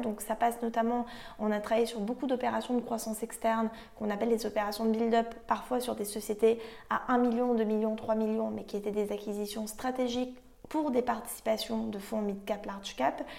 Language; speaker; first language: French; native; French